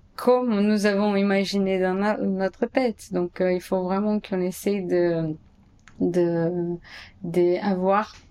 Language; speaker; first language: French; non-native, fluent; Portuguese